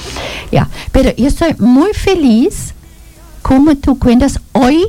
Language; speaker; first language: Spanish; non-native, learner; German